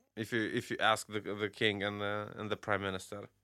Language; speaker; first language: English; non-native, fluent; Romanian